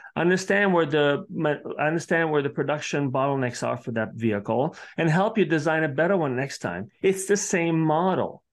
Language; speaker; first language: English; early bilingual, other home language; Italian